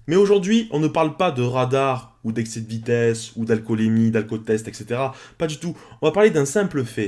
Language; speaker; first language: French; native; French